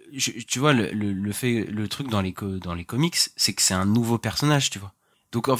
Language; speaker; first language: French; native; French